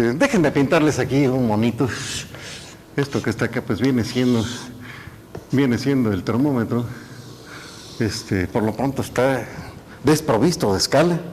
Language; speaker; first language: Spanish; native; Spanish